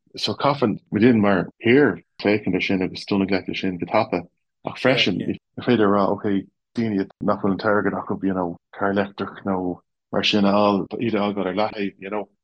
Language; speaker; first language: Irish; non-native, local second language; English